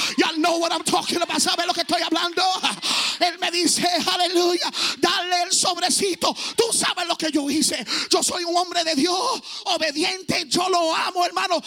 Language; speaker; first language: Spanish; early bilingual, heritage; Spanish